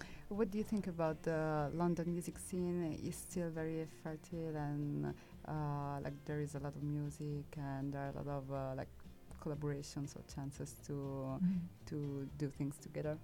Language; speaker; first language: English; non-native, fluent; Italian